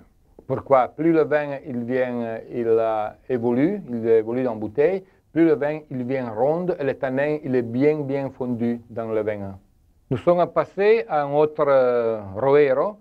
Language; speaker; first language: French; non-native, learner; Italian